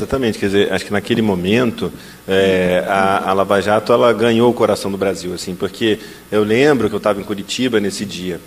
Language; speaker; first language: Portuguese; native; Portuguese